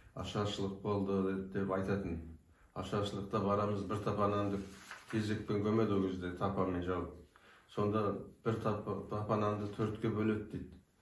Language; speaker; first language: Kazakh; non-native, local second language; Turkish